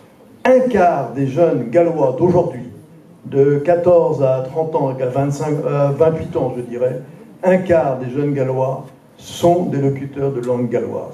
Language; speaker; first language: French; native; French